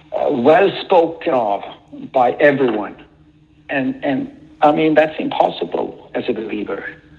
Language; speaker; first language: English; non-native, fluent; Swedish